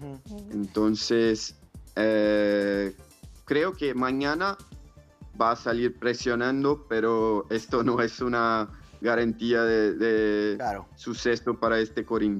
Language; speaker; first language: Spanish; non-native, fluent; Portuguese